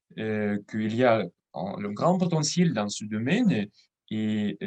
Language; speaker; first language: French; non-native, fluent; Russian